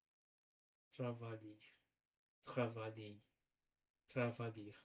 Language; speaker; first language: French; non-native, learner; Portuguese